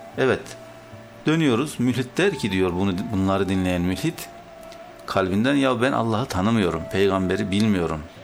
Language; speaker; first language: Turkish; native; Turkish